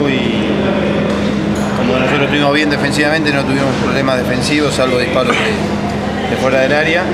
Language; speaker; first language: Spanish; native; Spanish